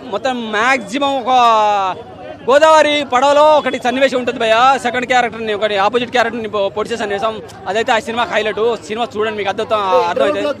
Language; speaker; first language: Telugu; native; Telugu